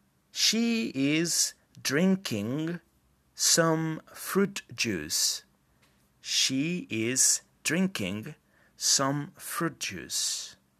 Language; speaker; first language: English; non-native, fluent; Spanish